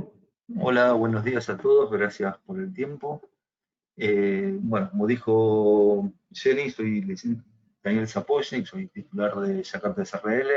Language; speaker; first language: Spanish; native; Spanish